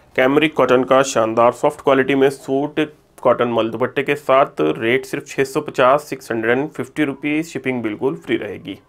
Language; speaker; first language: Hindi; native; Hindi